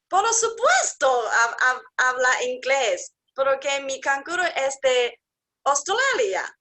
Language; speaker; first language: Spanish; non-native, learner; English